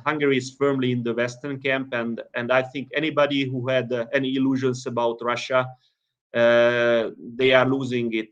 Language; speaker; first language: English; non-native, fluent; Hungarian